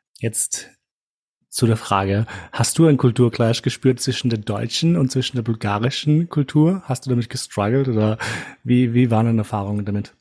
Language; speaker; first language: German; early bilingual, other home language; Albanian